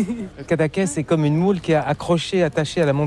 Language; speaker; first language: French; native; French